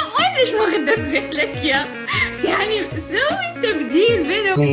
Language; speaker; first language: Arabic; native; Arabic